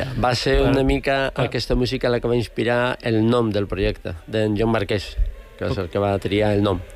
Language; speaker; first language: Catalan; non-native, local second language; Spanish